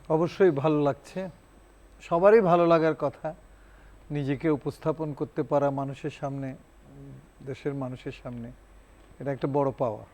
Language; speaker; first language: Bangla; non-native, local second language; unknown